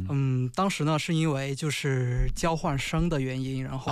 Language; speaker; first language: Chinese; native; Chinese